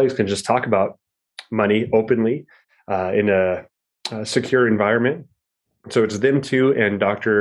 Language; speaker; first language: English; native; English